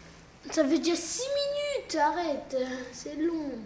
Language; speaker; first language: French; native; French